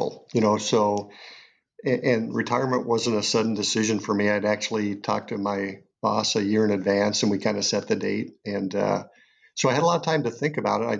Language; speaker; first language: English; native; English